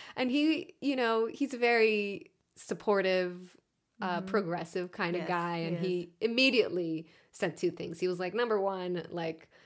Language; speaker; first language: English; non-native, fluent; Hebrew